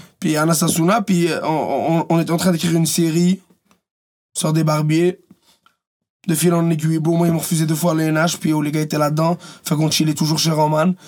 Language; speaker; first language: French; early bilingual, other home language; Arabic